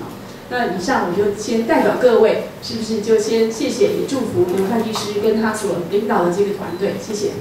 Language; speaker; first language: Chinese; native; Chinese